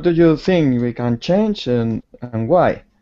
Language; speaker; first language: English; non-native, learner; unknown